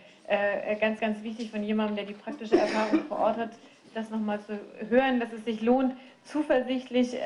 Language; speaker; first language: German; native; German